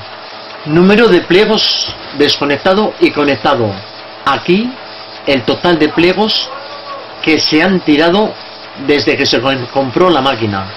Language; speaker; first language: Spanish; native; Spanish